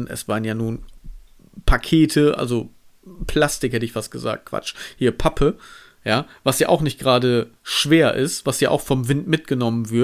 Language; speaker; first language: German; native; German